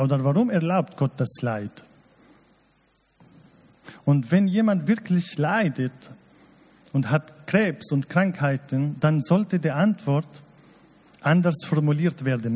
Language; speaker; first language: German; non-native, fluent; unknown